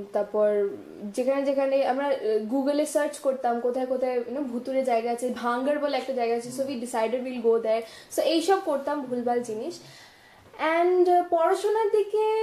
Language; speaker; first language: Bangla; non-native, local second language; Punjabi